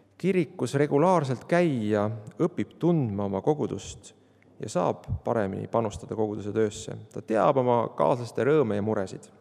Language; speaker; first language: Estonian; native; Estonian